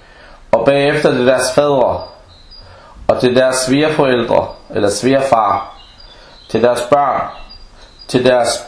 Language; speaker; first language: Danish; non-native, fluent; Arabic